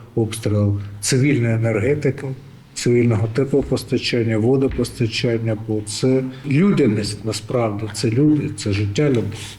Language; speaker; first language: Ukrainian; native; Ukrainian